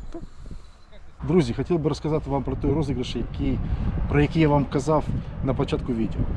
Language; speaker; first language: Ukrainian; non-native, local second language; Russian